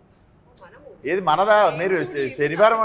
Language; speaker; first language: Telugu; native; Telugu